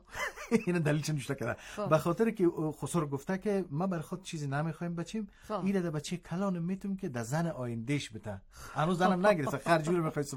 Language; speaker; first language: Persian; native; Persian